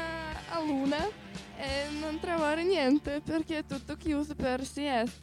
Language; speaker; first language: Italian; non-native, learner; Russian